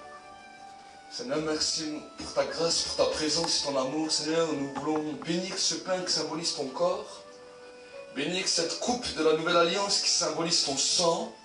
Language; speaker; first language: French; native; French